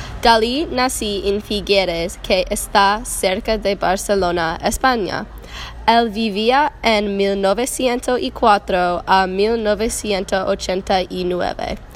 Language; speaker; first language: Spanish; non-native, learner; English